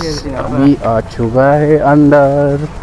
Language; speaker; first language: Hindi; non-native, local second language; Bodo